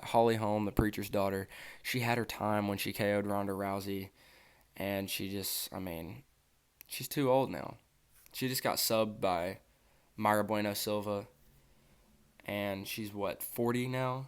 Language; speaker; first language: English; native; English